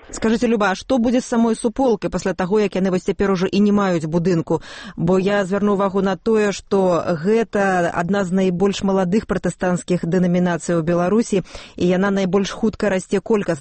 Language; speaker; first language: Belarusian; native; Belarusian